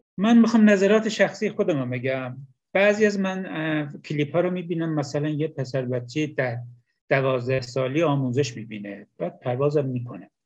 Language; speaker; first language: Persian; non-native, local second language; Azerbaijani